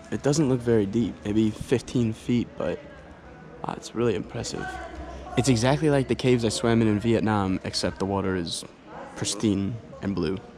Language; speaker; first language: English; native; English